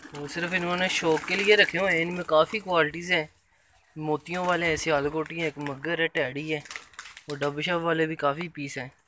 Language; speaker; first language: Urdu; non-native, local second language; Punjabi